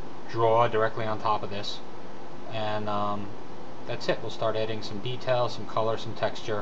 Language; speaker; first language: English; native; English